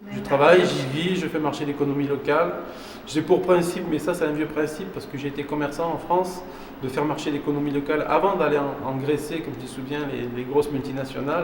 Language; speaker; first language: French; native; French